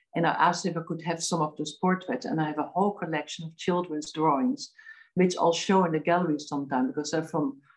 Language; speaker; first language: English; non-native, fluent; Dutch